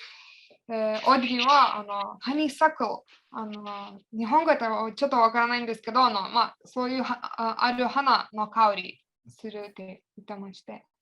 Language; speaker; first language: Japanese; non-native, fluent; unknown